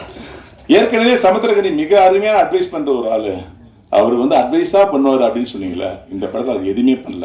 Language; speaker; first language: Tamil; native; Tamil